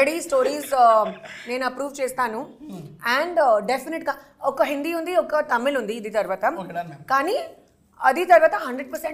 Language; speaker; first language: Telugu; non-native, learner; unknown